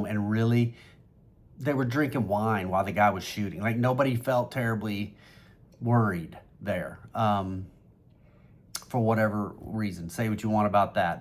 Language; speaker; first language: English; native; English